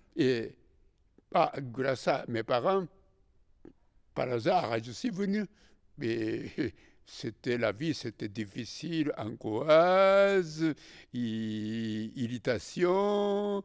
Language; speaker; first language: French; non-native, fluent; Japanese